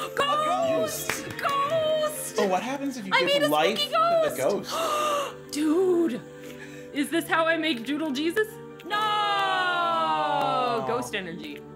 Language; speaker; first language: English; native; English